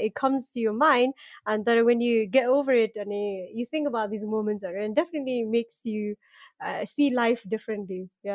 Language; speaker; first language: English; early bilingual, other home language; Nepali